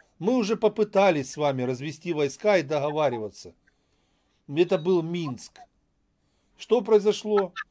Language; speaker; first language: Russian; native; Russian